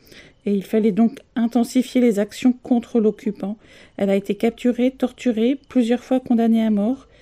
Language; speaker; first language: French; native; French